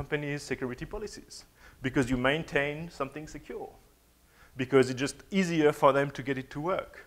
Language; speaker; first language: English; non-native, fluent; French